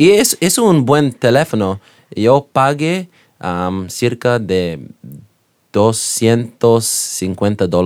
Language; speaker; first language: Spanish; non-native, learner; English